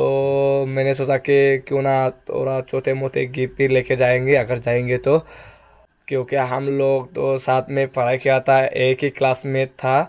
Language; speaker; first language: Hindi; non-native, local second language; Chakma